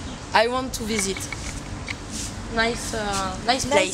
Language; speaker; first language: English; non-native, learner; French